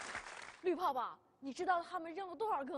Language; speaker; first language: Chinese; native; Chinese